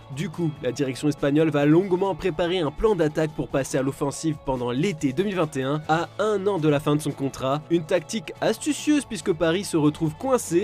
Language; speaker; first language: French; native; French